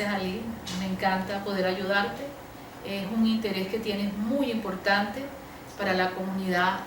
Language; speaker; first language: Spanish; native; Spanish